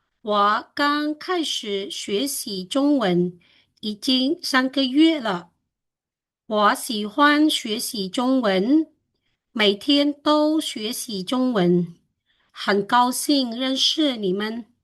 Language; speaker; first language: Chinese; non-native, fluent; Khmer